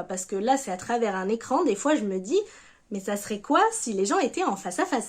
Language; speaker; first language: French; native; French